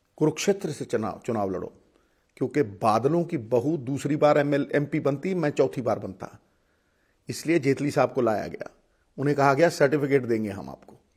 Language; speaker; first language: Hindi; non-native, local second language; Punjabi